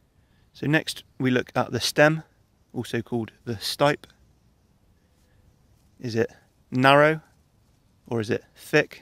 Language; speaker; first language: English; native; English